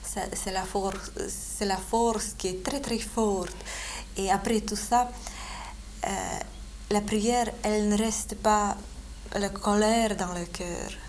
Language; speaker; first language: French; non-native, fluent; Lithuanian